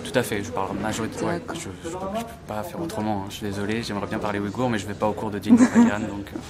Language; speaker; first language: French; native; French